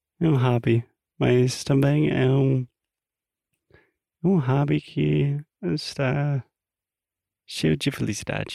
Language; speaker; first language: Portuguese; non-native, learner; English